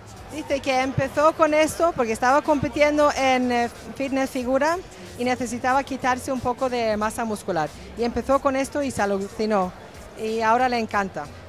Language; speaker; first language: Spanish; native; Spanish